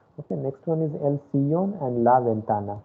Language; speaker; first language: Spanish; non-native, fluent; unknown